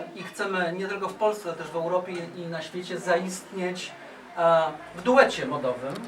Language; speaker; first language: Polish; native; Polish